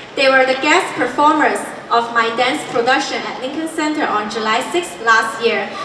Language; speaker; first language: English; non-native, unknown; Chinese